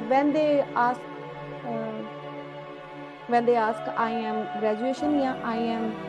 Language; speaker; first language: English; non-native, learner; Punjabi